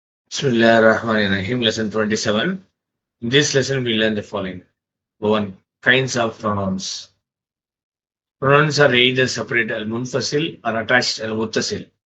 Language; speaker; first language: English; non-native, local second language; Tamil